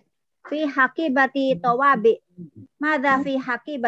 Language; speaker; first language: Arabic; non-native, learner; Indonesian